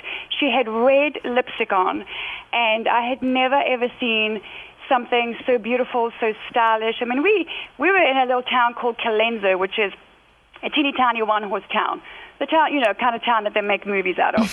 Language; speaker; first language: English; native; English